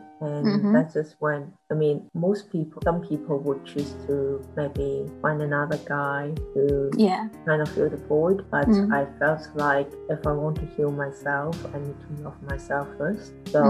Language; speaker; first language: English; non-native, local second language; Cantonese